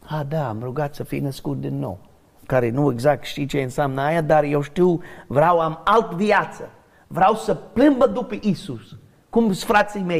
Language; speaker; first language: Romanian; non-native, learner; English